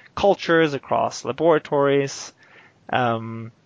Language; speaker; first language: English; non-native, fluent; Norwegian